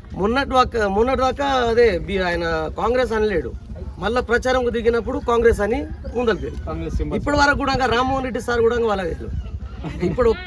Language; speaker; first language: Telugu; non-native, local second language; Lambadi